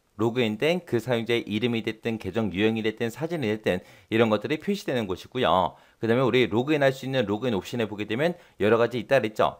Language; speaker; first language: Korean; native; Korean